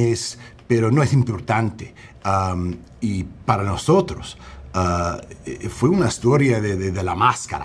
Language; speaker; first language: Spanish; early bilingual, heritage; English